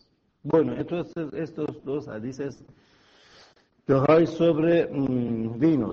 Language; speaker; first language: Spanish; non-native, fluent; Persian